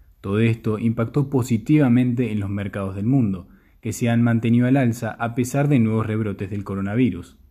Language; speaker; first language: Spanish; native; Spanish